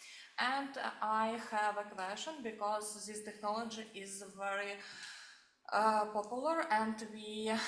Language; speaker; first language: English; non-native, learner; Ukrainian